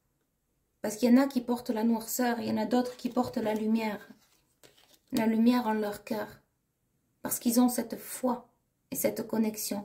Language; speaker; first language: French; native; French